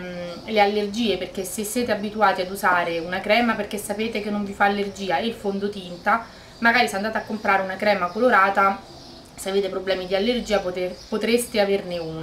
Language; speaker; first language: Italian; native; Italian